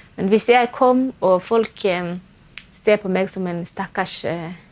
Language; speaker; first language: Norwegian; non-native, fluent; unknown